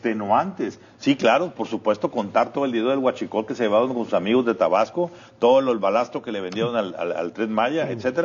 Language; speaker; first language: Spanish; native; Spanish